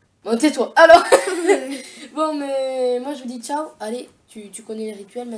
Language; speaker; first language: French; native; French